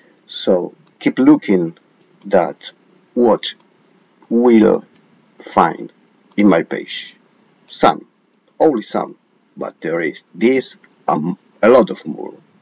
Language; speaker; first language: English; non-native, learner; Spanish